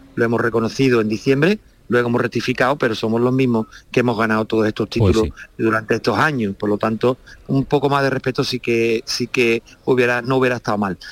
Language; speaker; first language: Spanish; native; Spanish